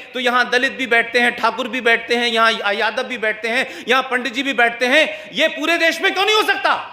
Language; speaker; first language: Hindi; native; Hindi